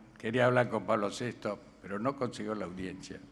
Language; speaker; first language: Spanish; native; Spanish